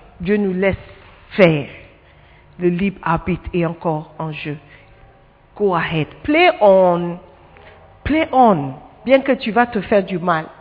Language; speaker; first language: French; non-native, fluent; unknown